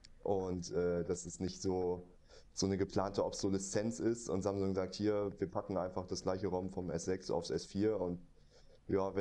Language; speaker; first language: German; native; German